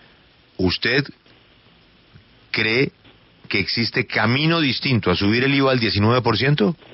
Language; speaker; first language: Spanish; native; Spanish